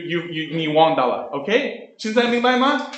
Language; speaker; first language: Chinese; non-native, learner; English